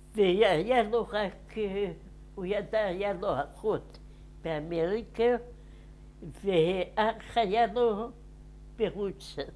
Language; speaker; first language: Hebrew; non-native, fluent; Yiddish